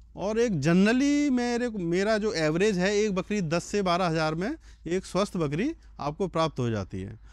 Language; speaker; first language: Hindi; native; Hindi